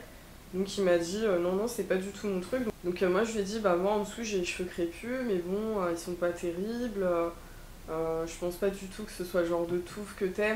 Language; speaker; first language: French; native; French